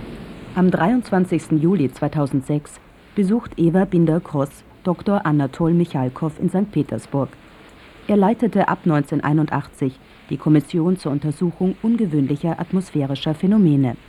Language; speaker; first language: German; native; German